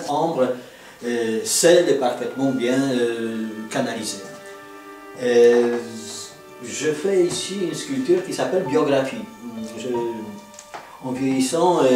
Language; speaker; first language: French; non-native, fluent; Polish